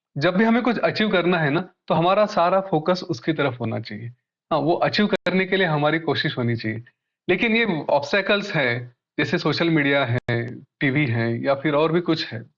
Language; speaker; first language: Hindi; non-native, local second language; Marathi